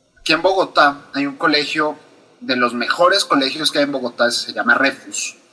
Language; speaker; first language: Spanish; native; Spanish